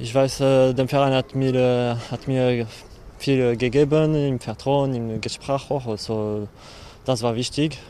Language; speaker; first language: German; non-native, learner; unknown